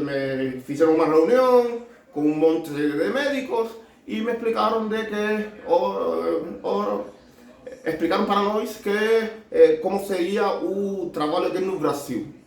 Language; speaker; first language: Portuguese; non-native, learner; Spanish